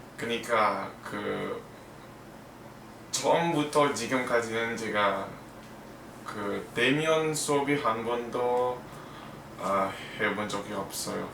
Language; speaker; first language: Korean; non-native, learner; Indonesian